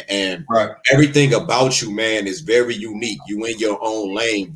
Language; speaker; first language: English; native; English